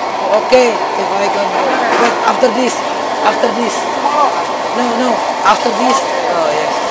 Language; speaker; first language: English; non-native, learner; Indonesian